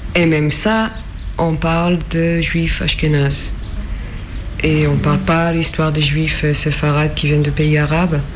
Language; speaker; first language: French; non-native, fluent; Hebrew